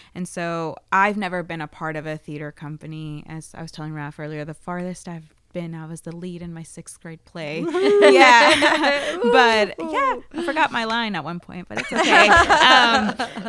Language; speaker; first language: English; early bilingual, other home language; Spanish